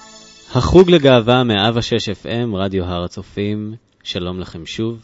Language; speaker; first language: Hebrew; native; Hebrew